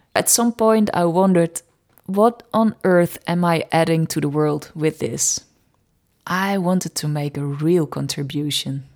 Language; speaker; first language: English; non-native, fluent; Dutch